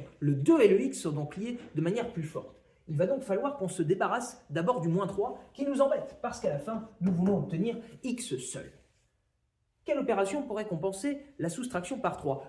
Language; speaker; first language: French; native; French